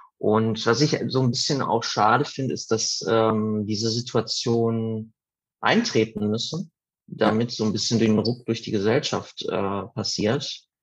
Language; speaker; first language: German; early bilingual, other home language; Italian